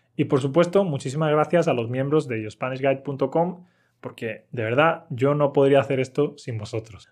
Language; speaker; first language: Spanish; native; Spanish